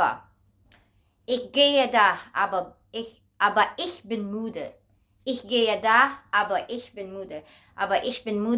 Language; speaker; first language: German; non-native, learner; Filipino